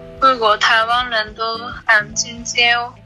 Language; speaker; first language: Chinese; non-native, learner; Japanese